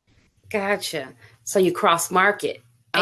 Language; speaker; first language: English; native; English